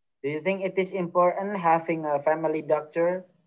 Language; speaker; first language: English; non-native, fluent; Indonesian